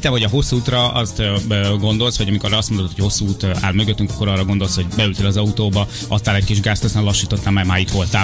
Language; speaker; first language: Hungarian; native; Hungarian